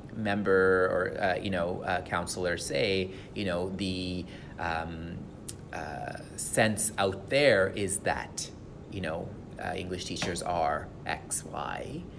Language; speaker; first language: English; non-native, local second language; Tamil